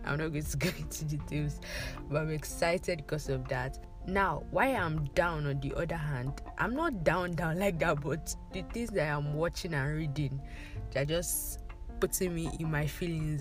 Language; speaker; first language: English; non-native, local second language; Yoruba